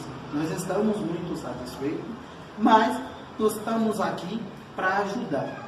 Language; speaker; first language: Portuguese; non-native, fluent; Haitian Creole